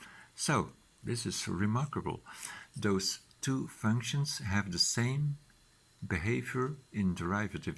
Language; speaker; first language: English; non-native, fluent; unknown